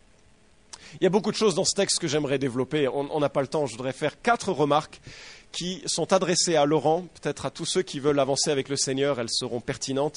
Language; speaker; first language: French; native; French